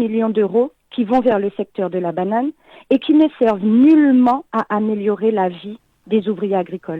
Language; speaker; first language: French; native; French